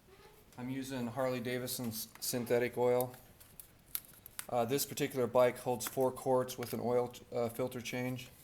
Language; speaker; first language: English; native; English